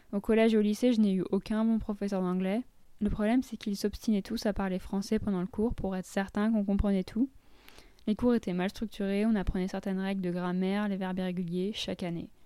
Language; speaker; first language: French; native; French